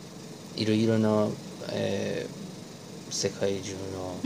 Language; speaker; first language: Japanese; non-native, learner; Persian